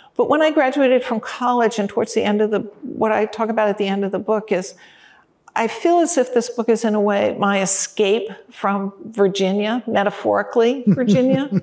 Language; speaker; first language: English; native; English